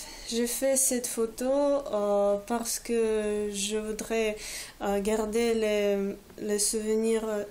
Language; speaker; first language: French; non-native, learner; Russian